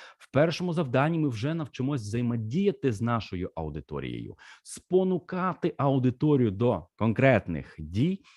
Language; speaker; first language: Ukrainian; non-native, local second language; Russian